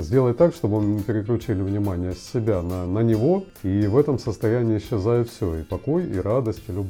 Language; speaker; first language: Russian; native; Russian